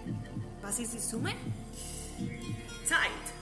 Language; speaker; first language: German; non-native, learner; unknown